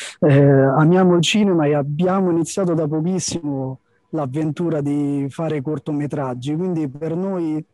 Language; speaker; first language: Italian; native; Italian